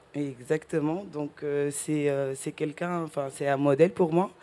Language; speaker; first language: French; early bilingual, other home language; Spanish